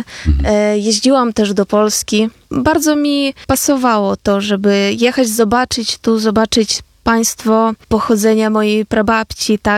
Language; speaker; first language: Polish; non-native, fluent; Ukrainian